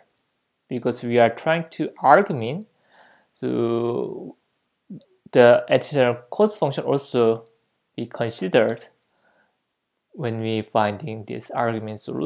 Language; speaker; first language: English; non-native, fluent; Korean